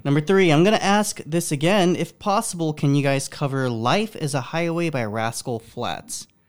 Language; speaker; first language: English; early bilingual, other home language; Korean